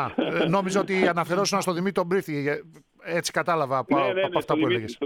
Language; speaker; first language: Greek; native; Greek